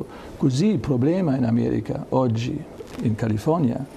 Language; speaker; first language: Italian; non-native, learner; German